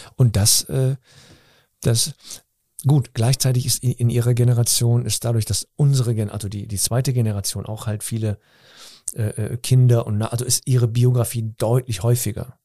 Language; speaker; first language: German; early bilingual, other home language; Turkish